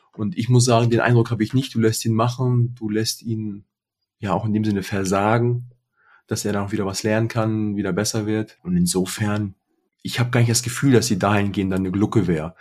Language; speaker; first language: German; early bilingual, other home language; Russian